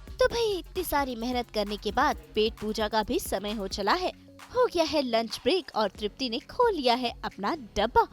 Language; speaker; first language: Hindi; native; Hindi